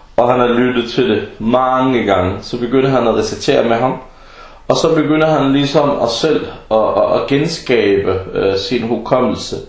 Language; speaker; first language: Danish; early bilingual, other home language; Arabic